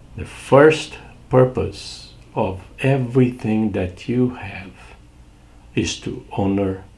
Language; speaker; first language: English; non-native, fluent; Portuguese